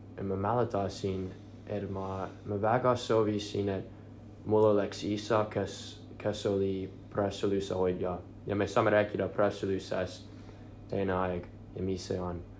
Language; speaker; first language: Estonian; non-native, fluent; English